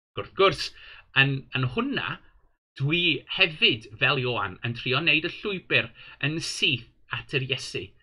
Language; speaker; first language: Welsh; non-native, local second language; English